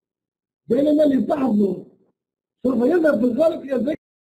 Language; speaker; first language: Arabic; native; Arabic